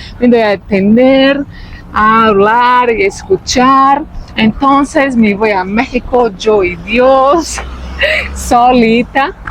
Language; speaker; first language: Spanish; non-native, fluent; Portuguese